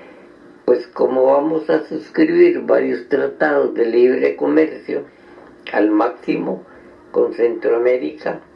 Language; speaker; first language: Spanish; native; Spanish